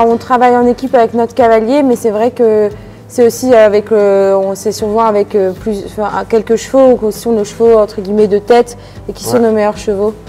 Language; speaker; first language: French; native; French